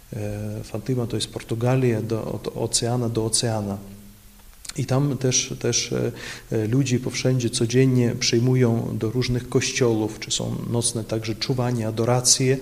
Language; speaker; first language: Polish; non-native, local second language; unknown